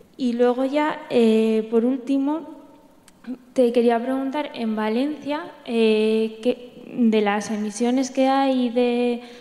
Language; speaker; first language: Spanish; native; Spanish